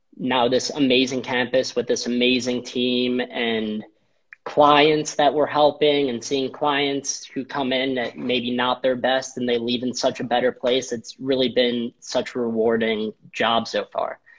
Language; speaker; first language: English; native; English